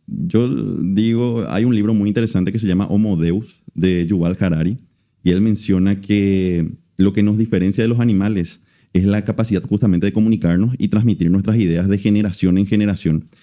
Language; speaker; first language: Spanish; native; Spanish